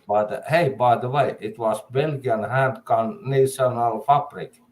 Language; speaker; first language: English; non-native, learner; Finnish